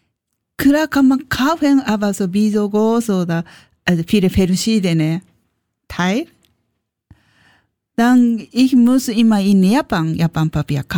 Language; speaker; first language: German; non-native, learner; Japanese